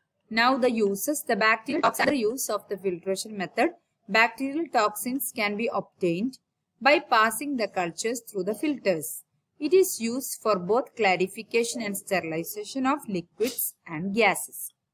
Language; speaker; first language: English; non-native, local second language; Malayalam